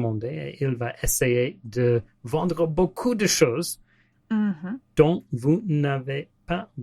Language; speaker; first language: French; non-native, learner; English